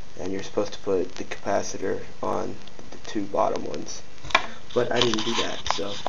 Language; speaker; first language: English; native; English